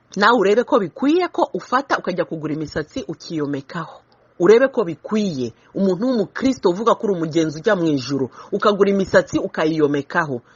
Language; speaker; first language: Kinyarwanda; early bilingual, heritage; Kinyarwanda